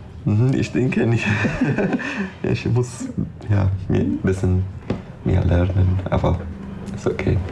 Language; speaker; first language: German; non-native, learner; Persian